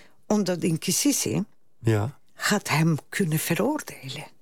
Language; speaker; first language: Dutch; non-native, fluent; Spanish